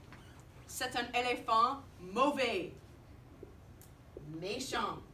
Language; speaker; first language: French; non-native, fluent; English